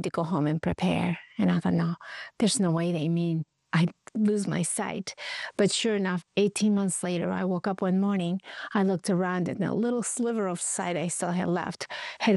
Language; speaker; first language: English; non-native, fluent; Spanish